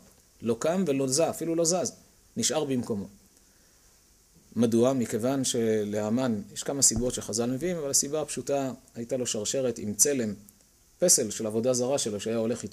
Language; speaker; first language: Hebrew; native; Hebrew